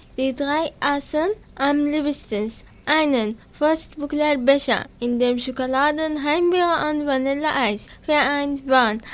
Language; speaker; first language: German; non-native, learner; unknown